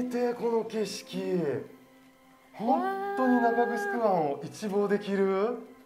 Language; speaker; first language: Japanese; non-native, fluent; French